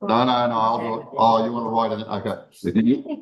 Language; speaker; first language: English; native; English